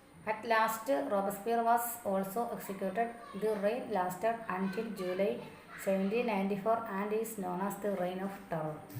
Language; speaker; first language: English; non-native, local second language; Malayalam